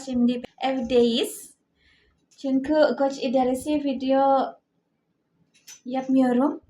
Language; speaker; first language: Turkish; non-native, learner; Indonesian